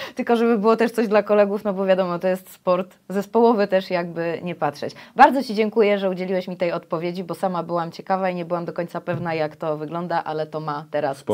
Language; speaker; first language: Polish; native; Polish